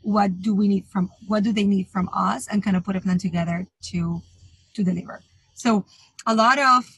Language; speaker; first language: English; non-native, fluent; Spanish